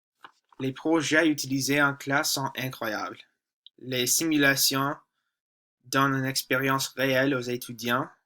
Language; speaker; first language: French; non-native, learner; English